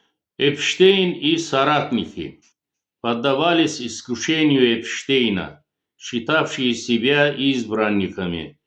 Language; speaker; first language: Russian; non-native, fluent; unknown